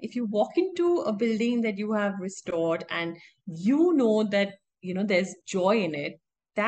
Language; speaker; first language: English; non-native, local second language; Hindi